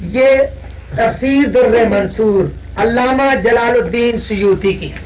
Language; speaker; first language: Urdu; non-native, local second language; Punjabi